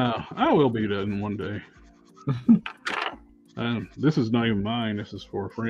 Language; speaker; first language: English; native; English